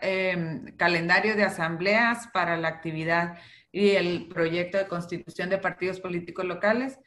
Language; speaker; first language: Spanish; native; Spanish